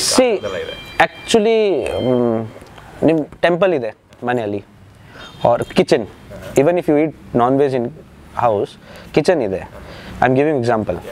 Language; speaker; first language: Kannada; non-native, learner; Nepali